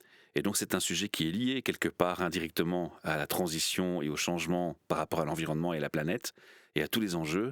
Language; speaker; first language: French; native; French